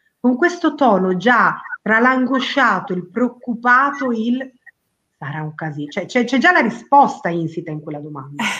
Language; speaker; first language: Italian; early bilingual, other home language; Spanish